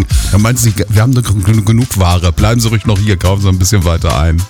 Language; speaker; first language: German; native; German